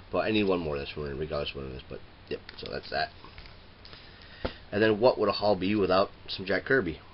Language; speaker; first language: English; native; English